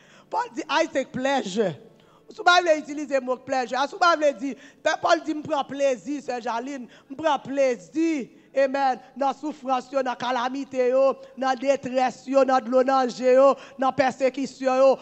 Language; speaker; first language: French; native; French